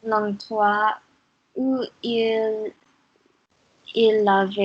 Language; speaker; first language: French; non-native, learner; English